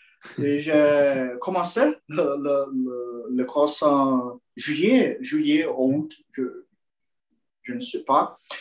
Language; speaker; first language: French; non-native, learner; Portuguese